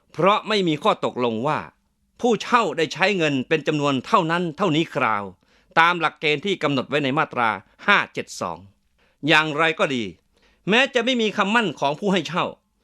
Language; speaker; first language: Thai; native; Thai